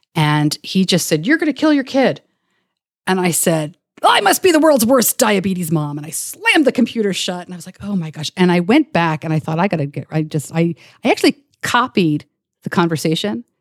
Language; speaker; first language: English; native; English